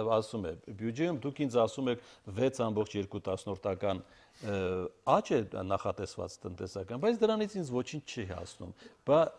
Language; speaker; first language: Armenian; native; Armenian